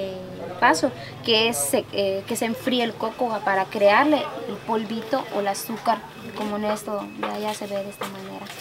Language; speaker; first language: Spanish; native; Spanish